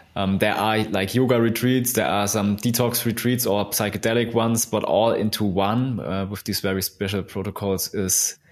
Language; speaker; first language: English; non-native, fluent; German